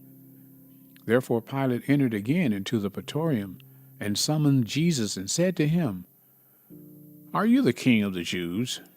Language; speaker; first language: English; native; English